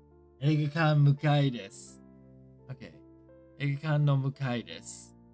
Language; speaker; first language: Japanese; non-native, learner; English